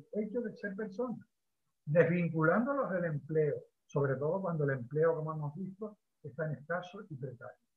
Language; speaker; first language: Spanish; native; Spanish